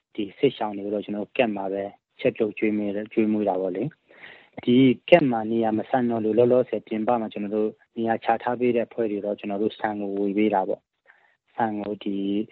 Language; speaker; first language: Burmese; non-native, local second language; Hakha Chin